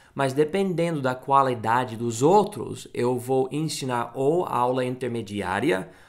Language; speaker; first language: Portuguese; non-native, fluent; English